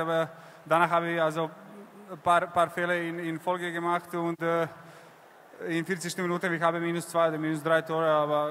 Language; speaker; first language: German; non-native, learner; Serbian